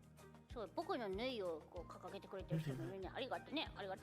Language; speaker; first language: Japanese; native; Japanese